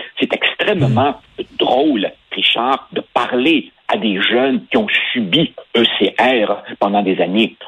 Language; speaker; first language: French; early bilingual, other home language; Spanish